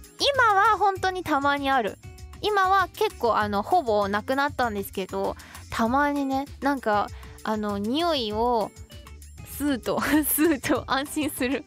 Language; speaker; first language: Japanese; non-native, fluent; Chinese